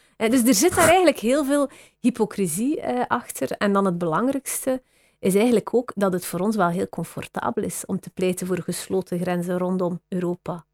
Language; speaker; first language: Dutch; native; Dutch